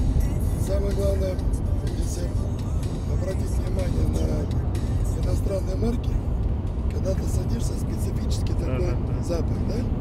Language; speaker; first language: Russian; native; Russian